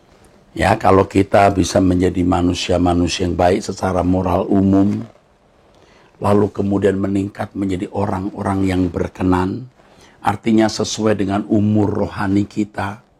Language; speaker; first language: Indonesian; native; Indonesian